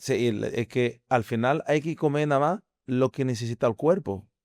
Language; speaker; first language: Spanish; non-native, fluent; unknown